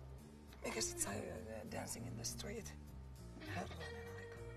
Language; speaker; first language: Finnish; native; Finnish